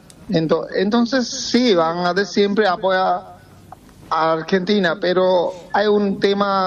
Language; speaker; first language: Spanish; non-native, fluent; Bangla